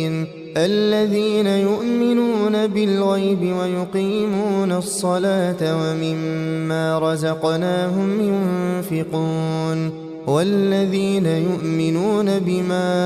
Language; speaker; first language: Arabic; native; Arabic